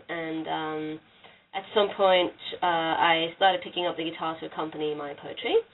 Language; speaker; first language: English; non-native, fluent; Norwegian